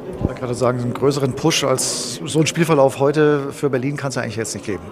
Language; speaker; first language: German; native; German